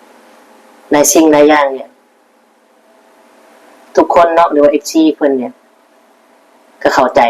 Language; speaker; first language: Thai; non-native, local second language; Northeastern Thai